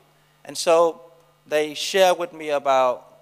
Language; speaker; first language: English; non-native, fluent; Vietnamese